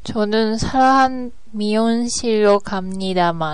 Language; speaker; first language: Korean; non-native, learner; Japanese